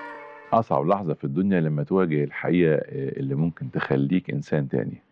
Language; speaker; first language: Arabic; native; Arabic